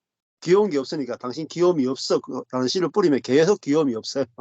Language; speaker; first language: Korean; native; Korean